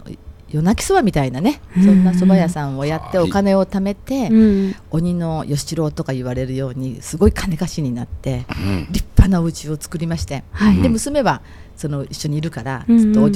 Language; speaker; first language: Japanese; native; Japanese